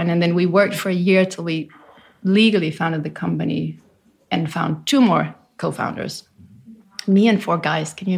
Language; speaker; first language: English; non-native, fluent; Danish